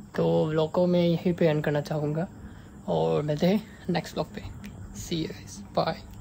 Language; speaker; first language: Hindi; non-native, local second language; Nepali